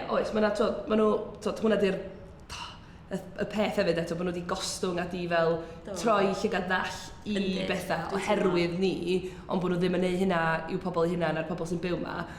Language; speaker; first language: Welsh; native; Welsh